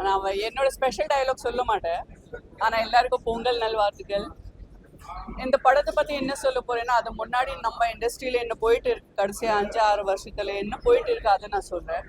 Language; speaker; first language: Tamil; non-native, fluent; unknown